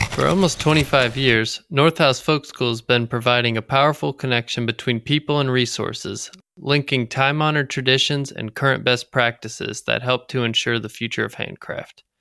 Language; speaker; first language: English; native; English